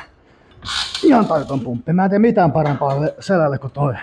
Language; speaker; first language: Finnish; native; Finnish